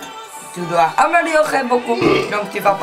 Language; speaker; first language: French; non-native, learner; Czech